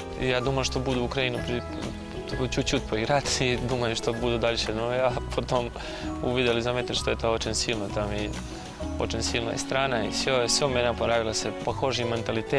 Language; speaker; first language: Russian; non-native, learner; Serbian